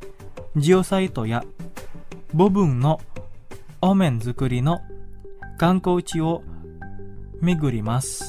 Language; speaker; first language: Japanese; non-native, fluent; Indonesian